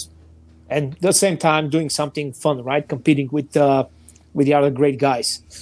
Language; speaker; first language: English; non-native, fluent; Bulgarian